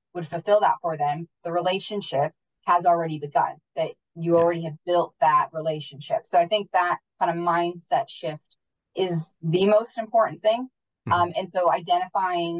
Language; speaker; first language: English; native; English